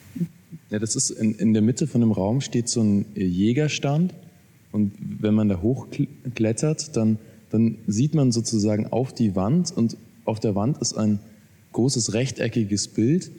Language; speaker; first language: German; native; German